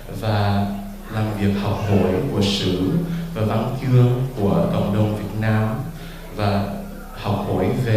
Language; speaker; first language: Vietnamese; early bilingual, heritage; Vietnamese